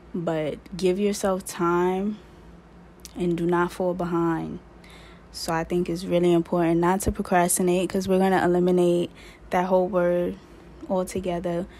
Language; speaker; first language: English; native; English